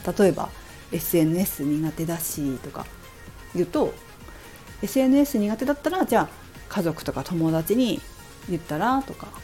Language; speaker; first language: Japanese; native; Japanese